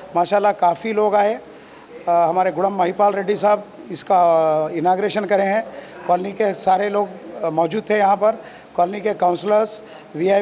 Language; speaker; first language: Hindi; non-native, local second language; Urdu